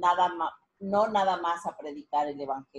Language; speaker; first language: Spanish; native; Spanish